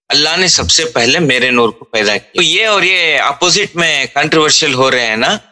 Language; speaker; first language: Urdu; native; Urdu